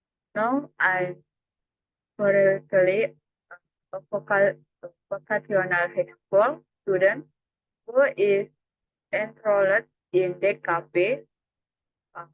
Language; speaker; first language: English; non-native, learner; Indonesian